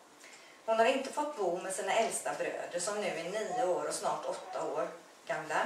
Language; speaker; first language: Swedish; native; Swedish